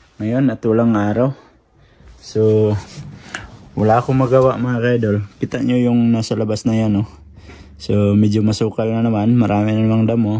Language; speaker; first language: Filipino; non-native, local second language; Cebuano